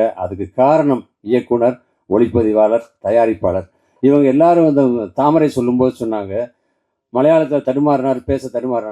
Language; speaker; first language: Tamil; native; Tamil